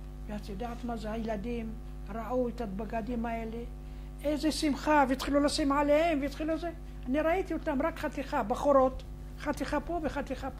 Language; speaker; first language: Hebrew; non-native, fluent; Arabic